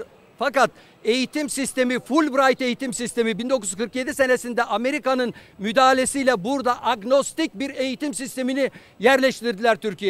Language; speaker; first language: Turkish; native; Turkish